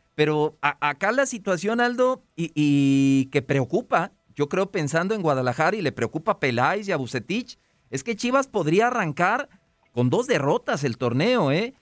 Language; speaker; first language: Spanish; native; Spanish